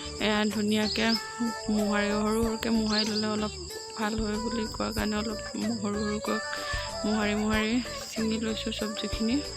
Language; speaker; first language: Assamese; non-native, local second language; Mising